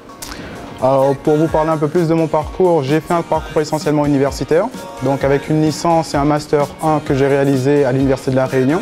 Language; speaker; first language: French; native; French